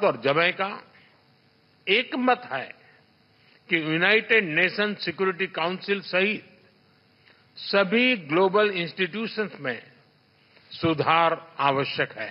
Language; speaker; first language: Hindi; native; Hindi